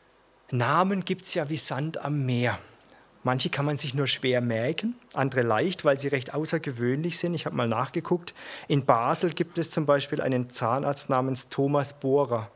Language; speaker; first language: German; native; German